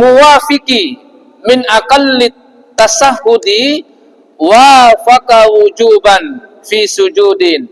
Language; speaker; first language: Arabic; non-native, fluent; Indonesian